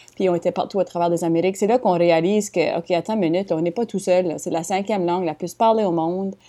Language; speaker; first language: French; native; French